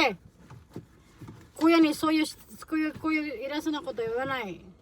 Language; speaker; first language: Japanese; non-native, fluent; Filipino